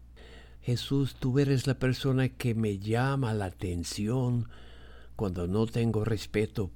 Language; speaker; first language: Spanish; non-native, fluent; English